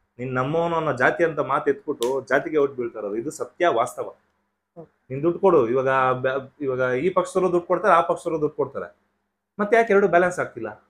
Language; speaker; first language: Kannada; non-native, local second language; Telugu